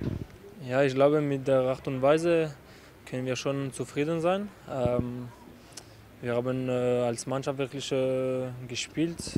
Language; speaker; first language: German; non-native, local second language; French